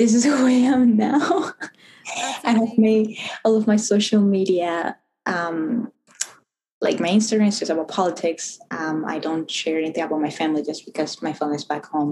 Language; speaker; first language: English; non-native, fluent; Spanish